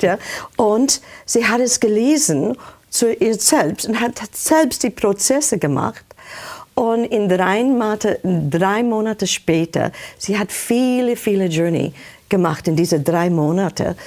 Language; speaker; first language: German; non-native, fluent; English